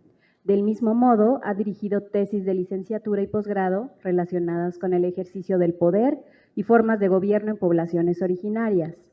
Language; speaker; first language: Spanish; native; Spanish